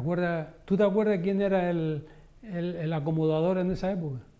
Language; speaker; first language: Spanish; native; Spanish